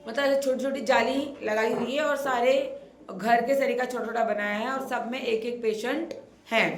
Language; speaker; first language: Hindi; non-native, local second language; Marathi